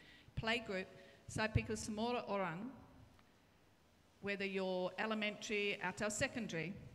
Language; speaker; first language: Indonesian; non-native, learner; English